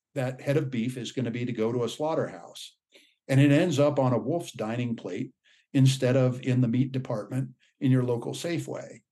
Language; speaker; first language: English; native; English